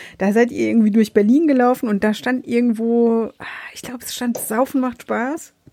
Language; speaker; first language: German; native; German